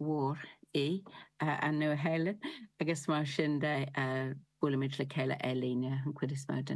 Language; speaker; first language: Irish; non-native, learner; English